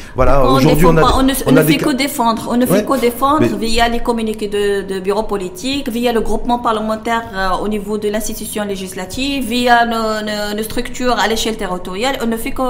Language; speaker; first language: French; non-native, local second language; Arabic